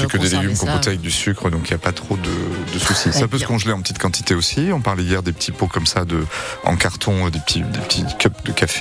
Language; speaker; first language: French; native; French